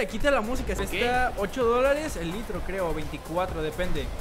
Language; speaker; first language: Spanish; native; Spanish